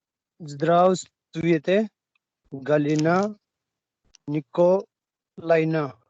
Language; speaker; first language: Russian; non-native, learner; Hindi